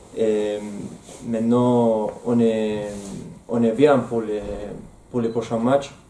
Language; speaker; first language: French; non-native, learner; Spanish